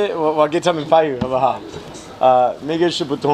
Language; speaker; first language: Chinese; non-native, learner; English